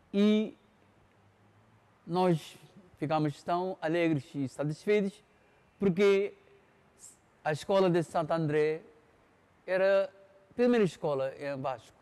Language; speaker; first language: Portuguese; non-native, local second language; Konkani